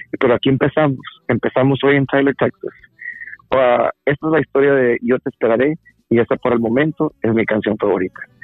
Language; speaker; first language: Spanish; early bilingual, heritage; Spanish